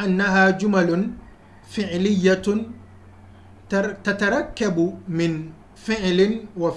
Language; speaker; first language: Arabic; non-native, fluent; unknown